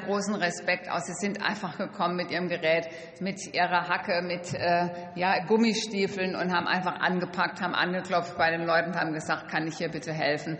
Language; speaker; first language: German; native; German